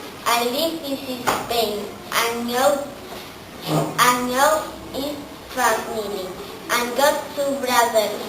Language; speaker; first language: English; non-native, learner; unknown